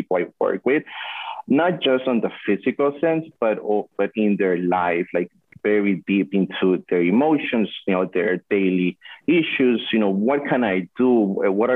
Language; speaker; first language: English; non-native, fluent; Spanish